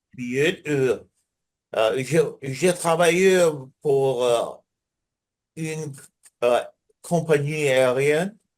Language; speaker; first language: French; non-native, learner; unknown